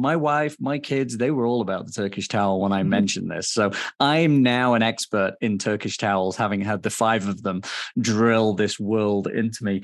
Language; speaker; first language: English; native; English